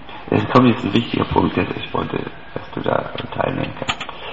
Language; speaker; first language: German; native; German